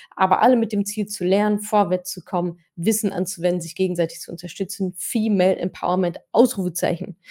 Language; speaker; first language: German; non-native, fluent; English